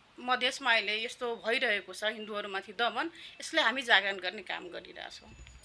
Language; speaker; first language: Nepali; non-native, local second language; Maithili